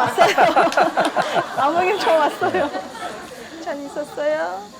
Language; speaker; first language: Korean; non-native, learner; Thai